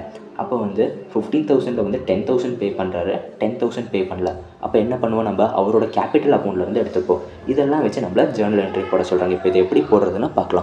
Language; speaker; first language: Tamil; native; Tamil